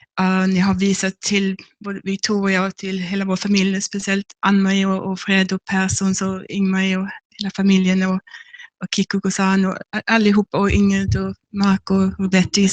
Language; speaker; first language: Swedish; non-native, fluent; English